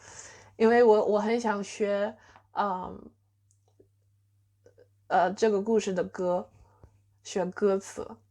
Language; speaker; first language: Chinese; non-native, fluent; English